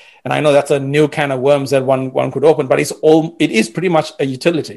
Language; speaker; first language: English; non-native, local second language; Sinhala